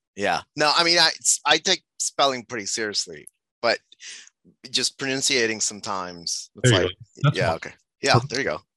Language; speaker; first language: English; non-native, fluent; Spanish